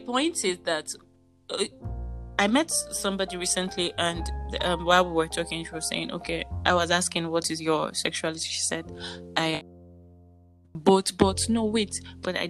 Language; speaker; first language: English; non-native, local second language; Yoruba